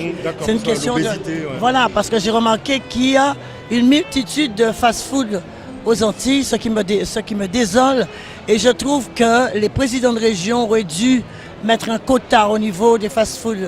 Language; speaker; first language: French; native; French